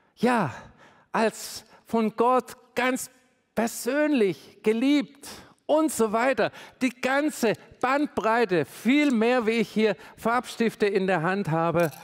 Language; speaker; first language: German; native; German